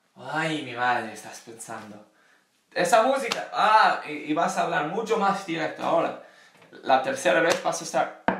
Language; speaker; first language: Spanish; non-native, fluent; English